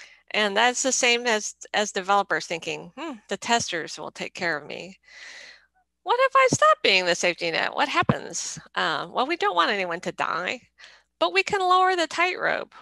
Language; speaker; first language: English; native; English